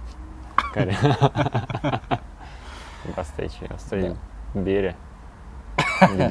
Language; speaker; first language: Romanian; non-native, local second language; Russian